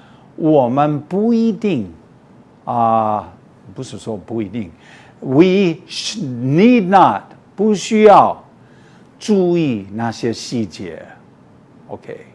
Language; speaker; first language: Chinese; non-native, fluent; English